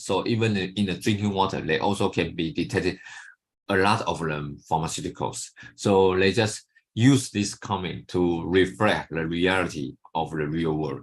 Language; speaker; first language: English; non-native, fluent; Chinese